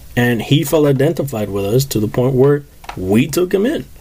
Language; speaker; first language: English; early bilingual, other home language; Spanish